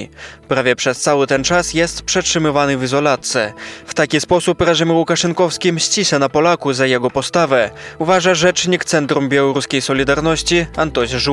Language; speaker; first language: Polish; native; Polish